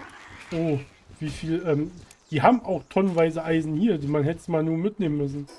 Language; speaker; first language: German; native; German